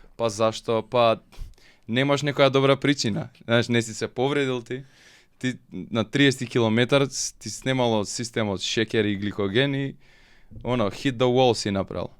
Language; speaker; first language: Macedonian; early bilingual, heritage; Macedonian